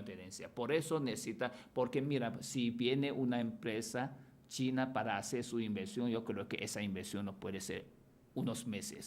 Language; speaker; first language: Spanish; non-native, fluent; Chinese